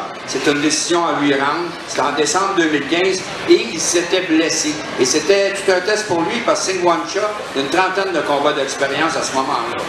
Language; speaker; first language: French; native; French